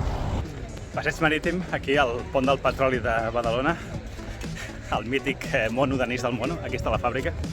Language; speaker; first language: Catalan; native; Catalan